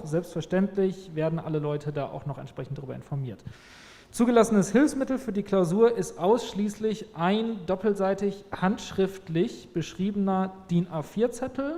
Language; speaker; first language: German; native; German